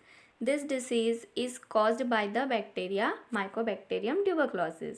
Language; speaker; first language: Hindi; native; Hindi